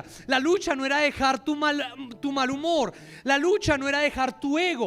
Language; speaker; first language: Spanish; native; Spanish